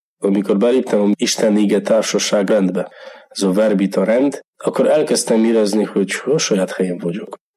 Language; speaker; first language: Hungarian; non-native, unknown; Polish